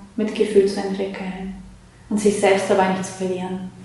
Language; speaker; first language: German; early bilingual, other home language; Polish